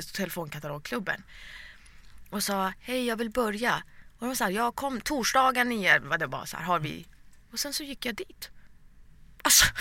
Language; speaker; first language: Swedish; early bilingual, other home language; Persian